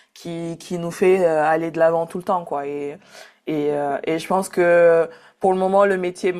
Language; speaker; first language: French; native; French